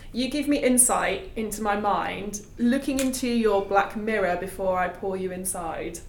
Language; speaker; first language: English; native; English